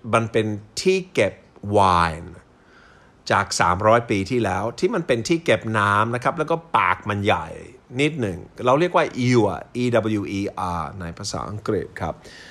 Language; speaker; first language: Thai; non-native, fluent; English